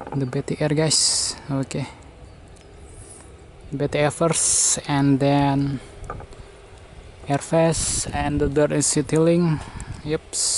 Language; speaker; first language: English; non-native, learner; Indonesian